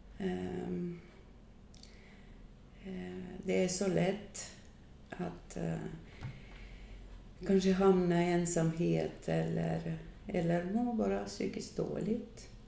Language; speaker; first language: Swedish; non-native, fluent; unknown